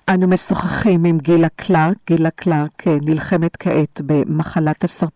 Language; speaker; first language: Hebrew; native; Hebrew